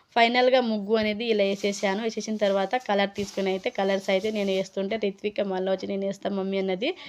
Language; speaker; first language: Telugu; non-native, local second language; Lambadi